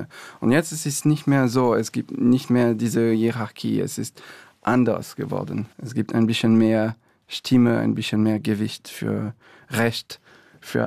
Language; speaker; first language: German; non-native, fluent; French